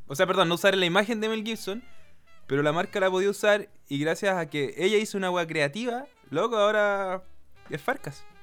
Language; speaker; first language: Spanish; native; Spanish